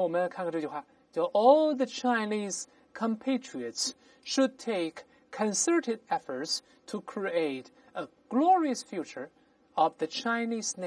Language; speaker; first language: English; non-native, fluent; Chinese